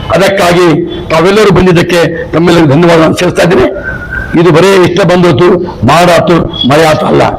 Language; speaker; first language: Kannada; non-native, local second language; Urdu